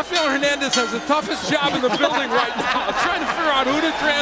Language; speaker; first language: English; native; English